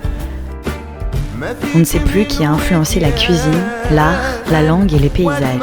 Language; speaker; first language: French; native; French